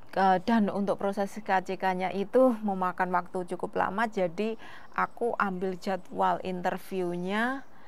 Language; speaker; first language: Indonesian; non-native, local second language; Javanese